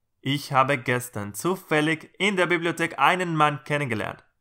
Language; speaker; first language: German; non-native, fluent; Spanish